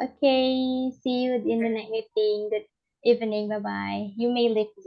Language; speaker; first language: English; non-native, learner; Indonesian